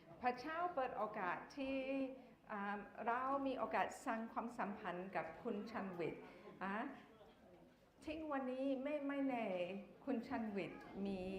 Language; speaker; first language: Thai; non-native, fluent; English